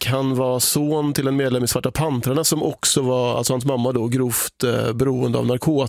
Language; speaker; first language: Swedish; native; Swedish